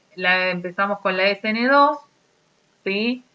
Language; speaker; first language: Spanish; native; Spanish